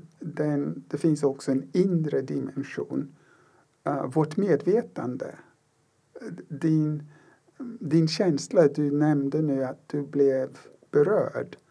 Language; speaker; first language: Swedish; non-native, fluent; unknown